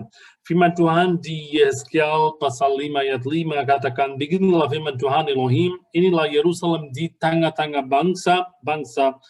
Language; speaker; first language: Indonesian; non-native, fluent; Arabic